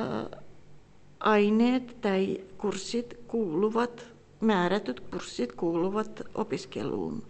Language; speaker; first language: Finnish; non-native, fluent; Russian